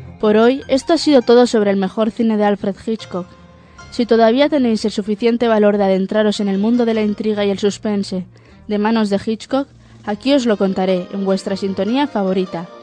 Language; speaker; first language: Spanish; native; Spanish